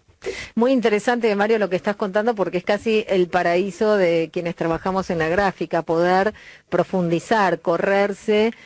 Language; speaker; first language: Spanish; native; Spanish